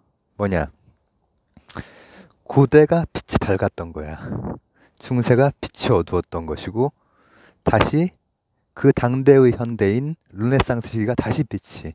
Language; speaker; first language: Korean; native; Korean